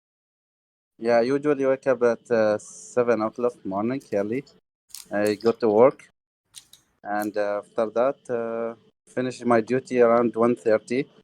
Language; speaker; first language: English; non-native, learner; Arabic